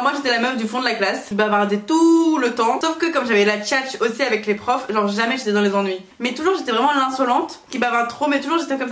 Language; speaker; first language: French; native; French